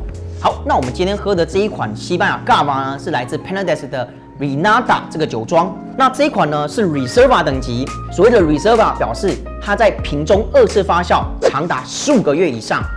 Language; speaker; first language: Chinese; native; Chinese